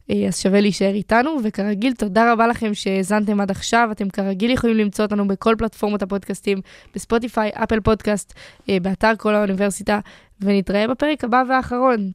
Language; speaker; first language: Hebrew; native; Hebrew